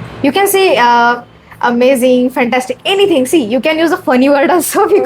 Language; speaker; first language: English; non-native, learner; Marathi